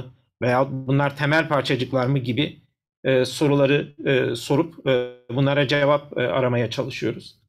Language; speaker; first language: Turkish; native; Turkish